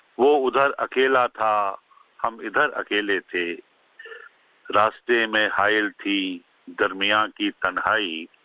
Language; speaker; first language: Urdu; non-native, local second language; Punjabi